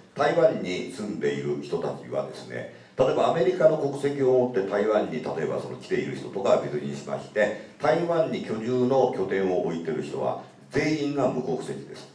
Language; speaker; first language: Japanese; native; Japanese